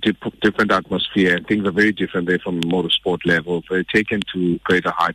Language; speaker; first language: English; non-native, local second language; Xhosa